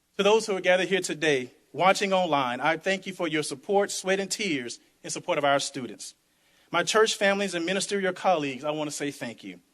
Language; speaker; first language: English; native; English